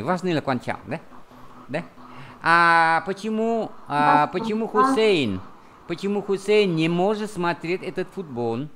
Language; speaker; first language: Russian; non-native, fluent; Vietnamese